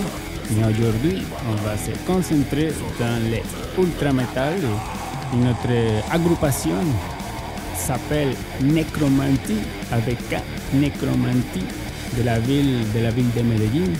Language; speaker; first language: French; non-native, fluent; Spanish